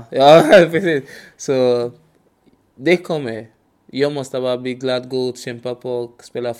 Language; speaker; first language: Swedish; non-native, learner; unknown